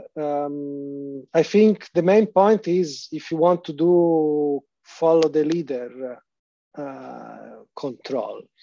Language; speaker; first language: English; non-native, fluent; Italian